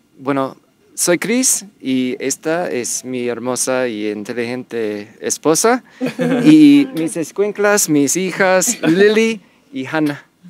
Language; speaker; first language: Spanish; non-native, fluent; English